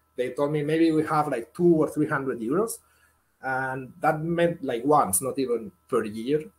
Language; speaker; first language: English; non-native, fluent; Spanish